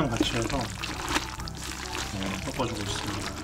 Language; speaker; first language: Russian; non-native, fluent; Korean